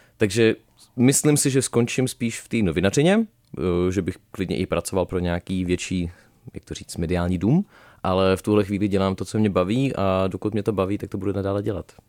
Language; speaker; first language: Czech; early bilingual, other home language; Russian